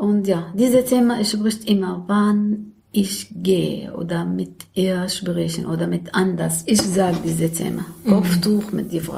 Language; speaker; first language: German; non-native, learner; Arabic